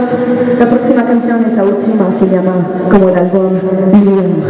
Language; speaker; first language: Spanish; non-native, learner; French